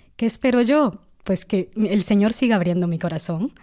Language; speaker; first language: Spanish; native; Spanish